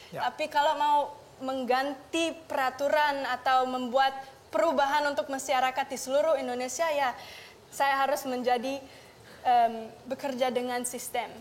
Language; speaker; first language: Indonesian; non-native, local second language; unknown